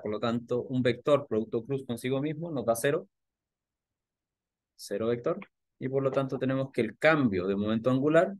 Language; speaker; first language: Spanish; native; Spanish